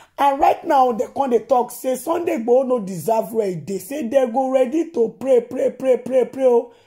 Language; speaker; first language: Nigerian Pidgin; non-native, local second language; Yoruba